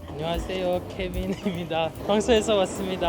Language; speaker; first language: Korean; non-native, learner; French